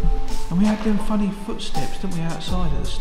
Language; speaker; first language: English; native; English